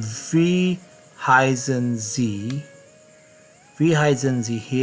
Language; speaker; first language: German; non-native, learner; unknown